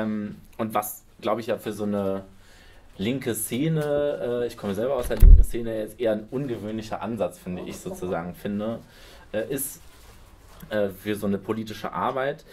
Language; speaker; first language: German; native; German